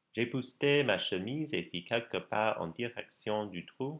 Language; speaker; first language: French; non-native, learner; English